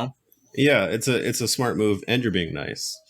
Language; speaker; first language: English; native; English